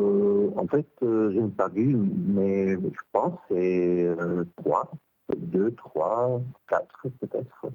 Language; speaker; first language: French; non-native, local second language; Arabic